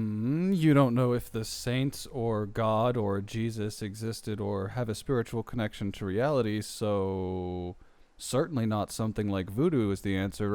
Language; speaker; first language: English; native; English